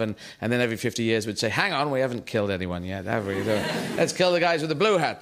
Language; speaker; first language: English; native; English